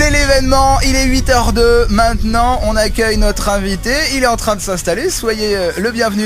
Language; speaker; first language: French; native; French